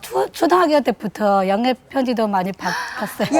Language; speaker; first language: Korean; non-native, learner; Chinese